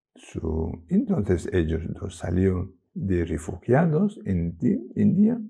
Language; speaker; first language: Spanish; non-native, fluent; Chinese